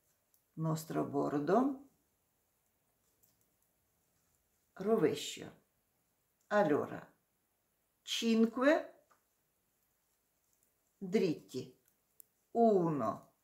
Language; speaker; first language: Italian; non-native, learner; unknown